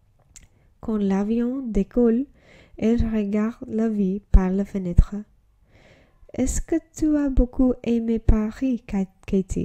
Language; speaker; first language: French; non-native, learner; English